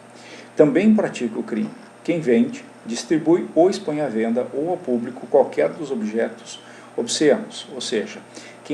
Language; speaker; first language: Portuguese; native; Portuguese